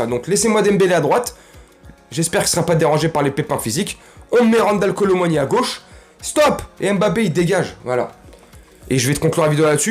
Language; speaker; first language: French; native; French